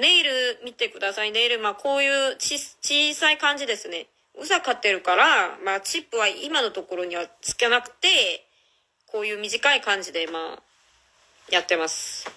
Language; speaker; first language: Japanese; non-native, fluent; Korean